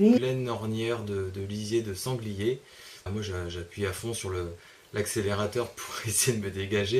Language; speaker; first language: French; native; French